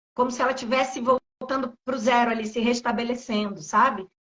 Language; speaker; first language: Portuguese; native; Portuguese